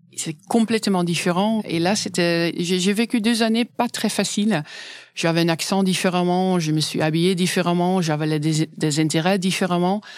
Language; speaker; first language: French; non-native, fluent; Dutch